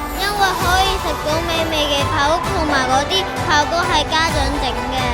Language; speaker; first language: Cantonese; native; Cantonese